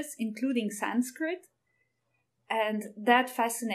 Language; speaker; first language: English; non-native, fluent; Ukrainian